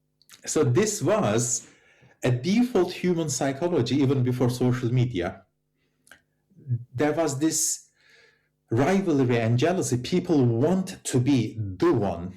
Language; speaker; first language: English; non-native, fluent; Turkish